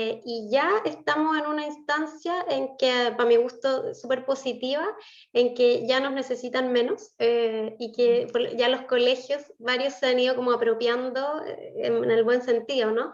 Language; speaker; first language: Spanish; native; Spanish